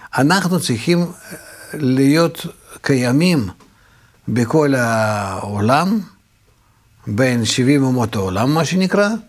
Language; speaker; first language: Hebrew; non-native, fluent; Russian